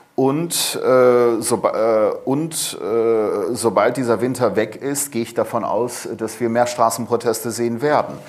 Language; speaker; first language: German; early bilingual, other home language; Persian